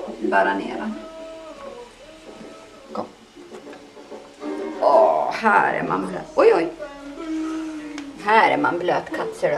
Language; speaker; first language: Swedish; native; Swedish